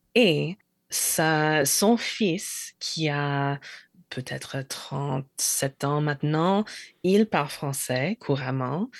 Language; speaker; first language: French; non-native, fluent; English